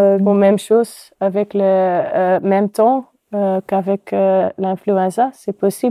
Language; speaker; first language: French; non-native, local second language; Dutch